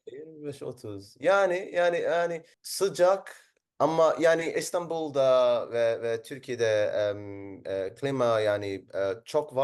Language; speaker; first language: Turkish; non-native, learner; Arabic